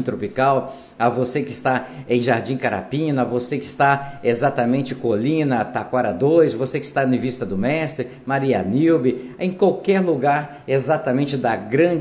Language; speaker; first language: Portuguese; native; Portuguese